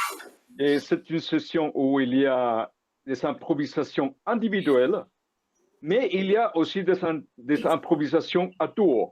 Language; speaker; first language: French; non-native, fluent; Spanish